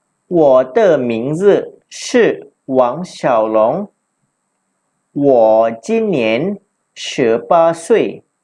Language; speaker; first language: Chinese; non-native, local second language; Malay